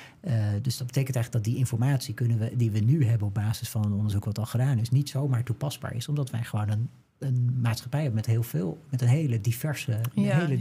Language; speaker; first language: Dutch; native; Dutch